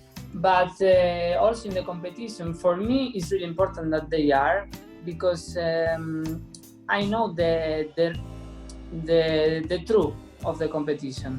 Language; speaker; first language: English; non-native, fluent; Spanish